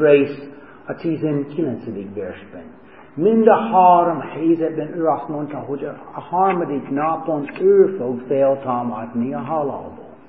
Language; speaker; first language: Hungarian; non-native, fluent; English